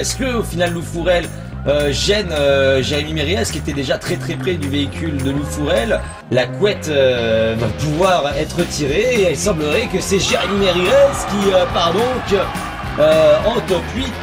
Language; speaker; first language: French; native; French